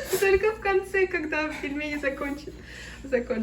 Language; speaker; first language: Russian; early bilingual, heritage; Russian